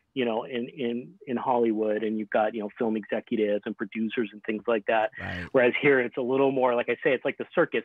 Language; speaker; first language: English; native; English